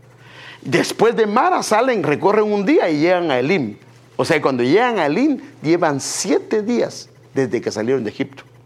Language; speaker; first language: Spanish; native; Spanish